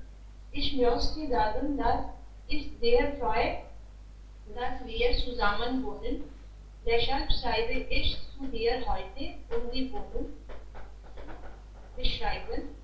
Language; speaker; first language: German; non-native, learner; Hindi